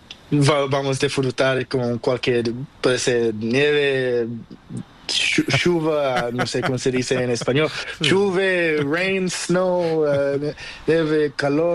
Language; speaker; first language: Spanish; non-native, learner; Portuguese